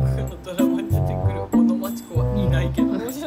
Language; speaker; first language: Japanese; native; Japanese